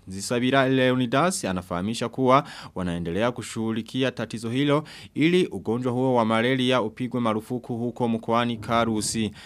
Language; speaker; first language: Swahili; non-native, local second language; Rundi